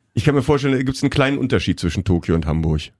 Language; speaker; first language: German; native; German